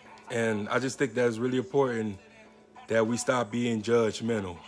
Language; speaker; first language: English; native; English